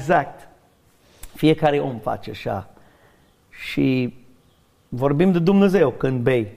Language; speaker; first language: Romanian; non-native, learner; English